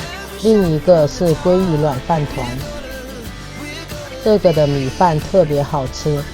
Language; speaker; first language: Chinese; native; Chinese